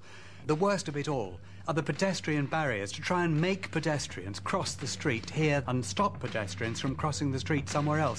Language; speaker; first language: English; native; English